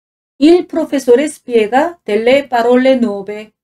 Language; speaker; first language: Italian; non-native, fluent; Korean